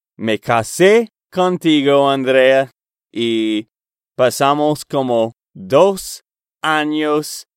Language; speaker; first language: Spanish; non-native, learner; English